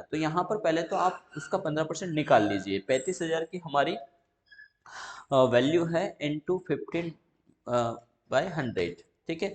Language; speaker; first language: Hindi; native; Hindi